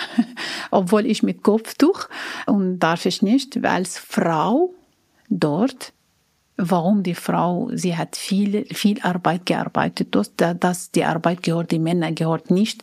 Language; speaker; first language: German; non-native, learner; Arabic